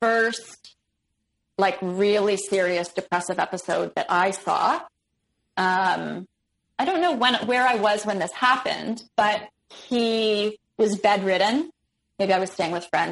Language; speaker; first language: English; native; English